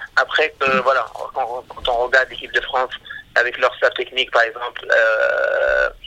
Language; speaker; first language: French; non-native, local second language; Arabic